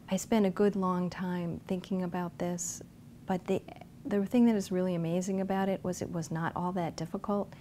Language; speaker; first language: English; native; English